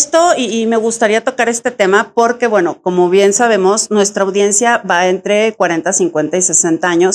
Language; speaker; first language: Spanish; native; Spanish